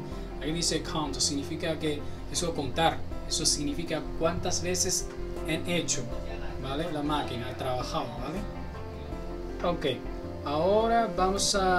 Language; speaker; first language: Spanish; non-native, learner; Chinese